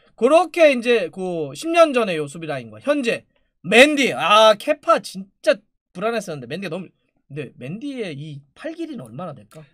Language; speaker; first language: Korean; native; Korean